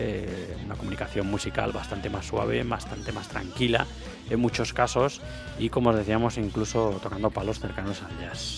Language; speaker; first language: Spanish; native; Spanish